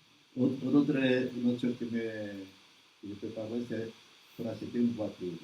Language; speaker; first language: French; non-native, learner; Portuguese